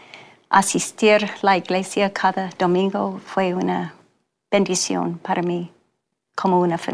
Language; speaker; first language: Spanish; non-native, fluent; English